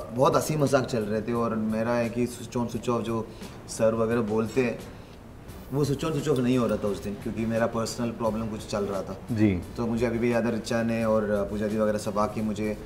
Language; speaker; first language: Hindi; non-native, local second language; Malayalam